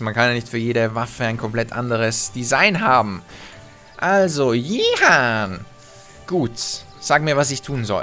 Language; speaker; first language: German; native; German